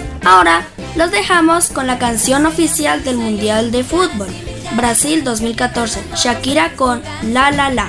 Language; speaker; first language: Spanish; native; Spanish